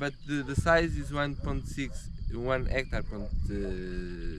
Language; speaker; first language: English; non-native, learner; Portuguese